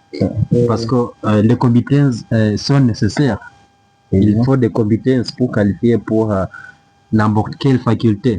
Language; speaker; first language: French; non-native, learner; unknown